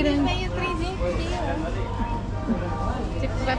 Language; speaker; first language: Portuguese; native; Portuguese